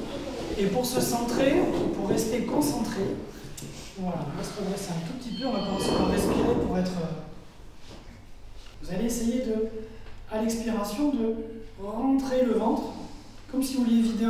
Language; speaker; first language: French; native; French